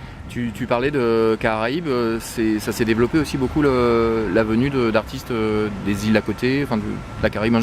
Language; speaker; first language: French; native; French